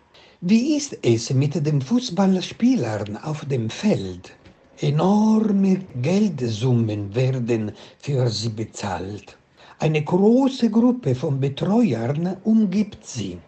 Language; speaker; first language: German; non-native, fluent; Italian